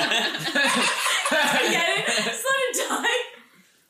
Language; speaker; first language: English; native; English